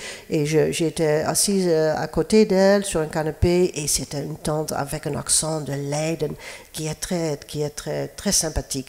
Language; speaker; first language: French; non-native, fluent; Dutch